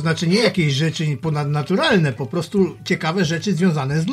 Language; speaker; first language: Polish; native; Polish